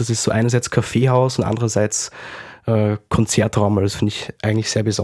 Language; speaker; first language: German; native; German